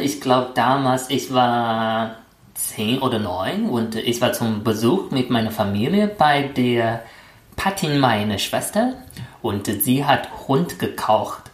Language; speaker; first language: German; non-native, fluent; Chinese